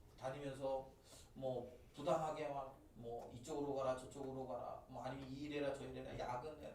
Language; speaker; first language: Korean; native; Korean